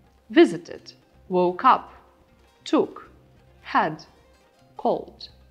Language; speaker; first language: English; non-native, fluent; Ukrainian